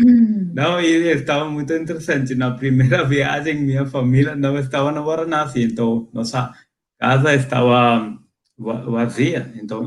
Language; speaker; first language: Portuguese; non-native, fluent; Hindi